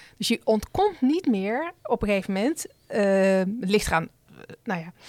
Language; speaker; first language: Dutch; native; Dutch